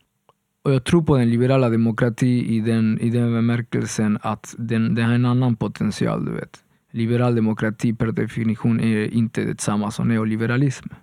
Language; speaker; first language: Swedish; non-native, fluent; Spanish